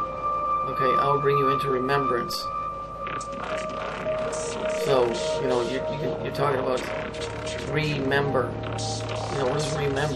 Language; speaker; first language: English; native; English